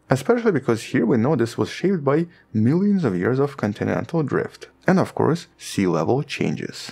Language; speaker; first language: English; non-native, fluent; Russian